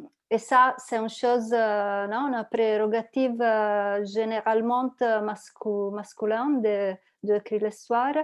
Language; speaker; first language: French; non-native, learner; Italian